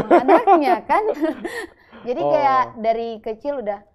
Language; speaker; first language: Indonesian; native; Indonesian